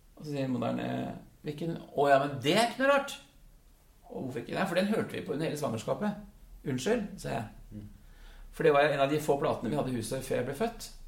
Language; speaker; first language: Norwegian; early bilingual, other home language; Dutch